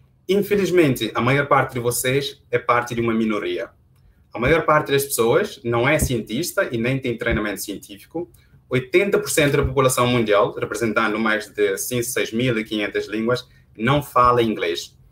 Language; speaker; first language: Portuguese; non-native, local second language; Kabuverdianu